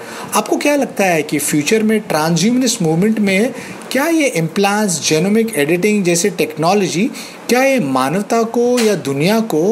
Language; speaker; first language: Hindi; native; Hindi